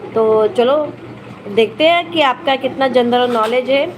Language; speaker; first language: Hindi; non-native, local second language; Marathi